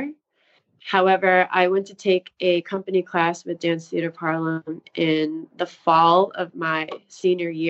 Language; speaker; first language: English; native; English